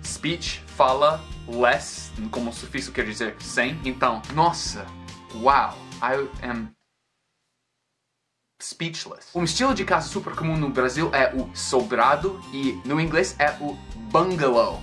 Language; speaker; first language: Portuguese; non-native, fluent; English